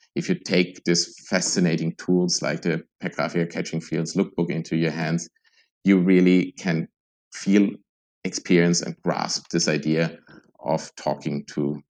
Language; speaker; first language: English; non-native, fluent; German